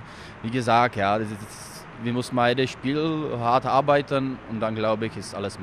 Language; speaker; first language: German; non-native, fluent; Czech